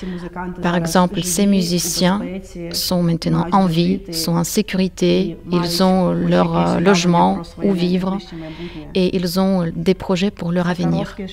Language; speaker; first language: French; non-native, fluent; Ukrainian